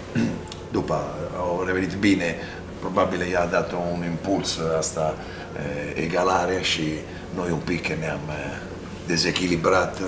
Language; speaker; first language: Romanian; non-native, fluent; Italian